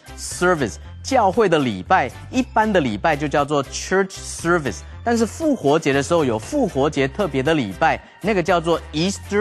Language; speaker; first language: Chinese; native; Chinese